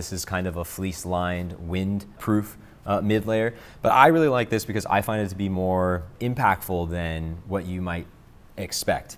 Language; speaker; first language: English; native; English